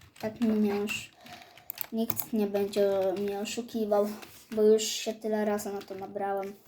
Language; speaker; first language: Polish; native; Polish